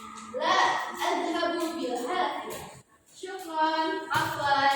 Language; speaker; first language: Arabic; non-native, learner; Indonesian